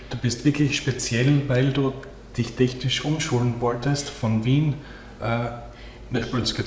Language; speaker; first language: German; native; German